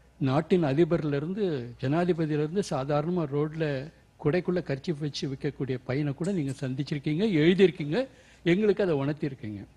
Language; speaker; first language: Tamil; native; Tamil